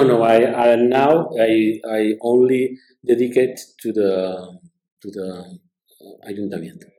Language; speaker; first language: English; non-native, learner; Spanish